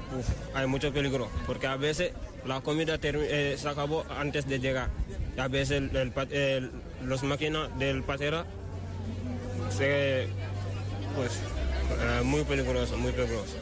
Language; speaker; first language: Spanish; non-native, learner; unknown